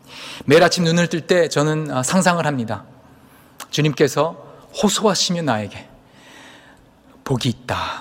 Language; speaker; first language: Korean; native; Korean